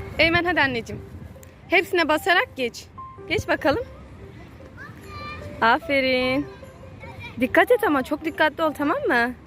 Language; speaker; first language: Turkish; native; Turkish